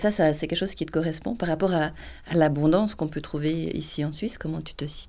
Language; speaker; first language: French; native; French